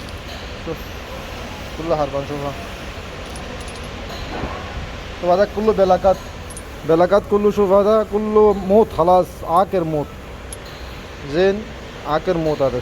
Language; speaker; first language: Arabic; non-native, learner; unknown